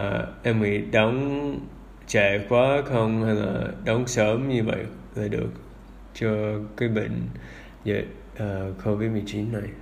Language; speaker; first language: Vietnamese; early bilingual, heritage; English